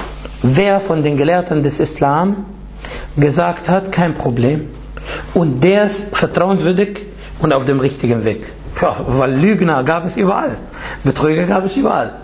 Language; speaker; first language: German; non-native, fluent; Arabic